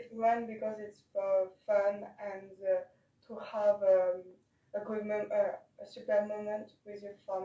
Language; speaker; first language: English; non-native, learner; French